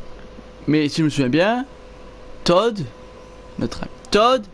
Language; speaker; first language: French; native; French